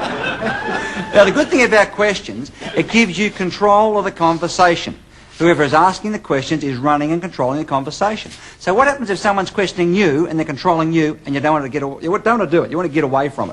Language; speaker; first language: English; native; English